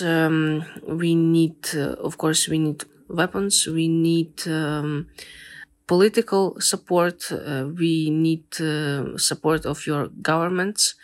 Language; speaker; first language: English; non-native, fluent; Ukrainian